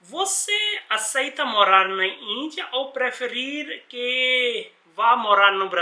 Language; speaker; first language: Portuguese; non-native, learner; Hindi